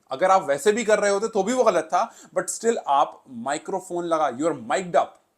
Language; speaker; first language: Hindi; native; Hindi